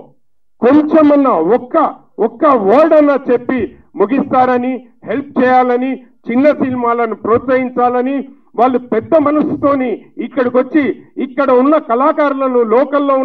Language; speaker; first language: Telugu; native; Telugu